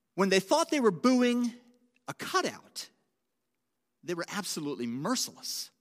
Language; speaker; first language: English; native; English